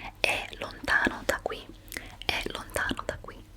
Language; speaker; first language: Italian; early bilingual, heritage; English